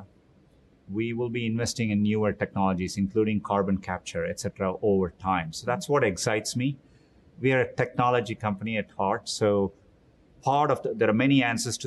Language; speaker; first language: English; non-native, local second language; Tamil